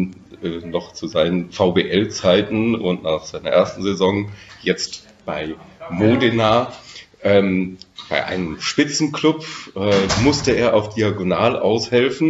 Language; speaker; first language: German; native; German